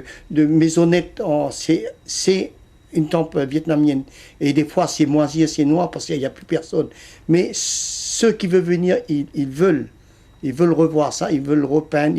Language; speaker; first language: French; early bilingual, other home language; Vietnamese